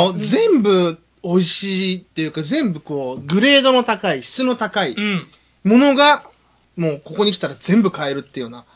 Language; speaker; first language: Japanese; native; Japanese